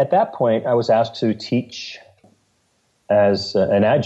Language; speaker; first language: English; native; English